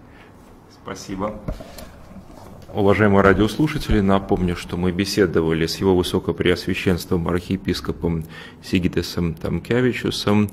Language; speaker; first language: Russian; native; Russian